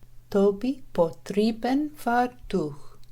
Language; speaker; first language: Ukrainian; non-native, learner; English